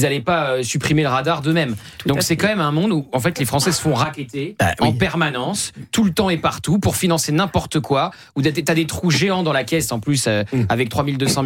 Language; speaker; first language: French; native; French